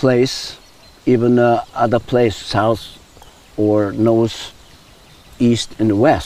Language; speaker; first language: English; non-native, learner; Japanese